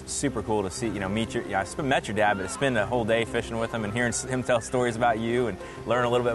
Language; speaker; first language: English; native; English